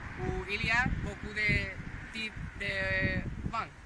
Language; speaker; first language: French; non-native, learner; Spanish